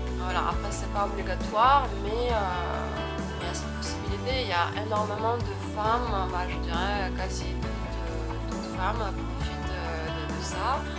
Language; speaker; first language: French; non-native, fluent; Ukrainian